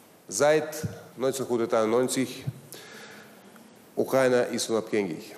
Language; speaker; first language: German; non-native, learner; Russian